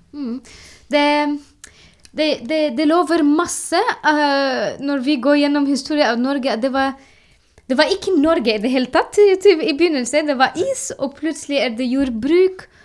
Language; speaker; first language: Norwegian; non-native, learner; Arabic